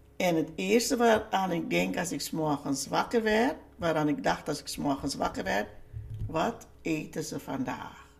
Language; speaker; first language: Dutch; native; Dutch